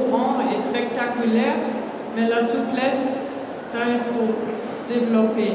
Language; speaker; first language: French; non-native, fluent; German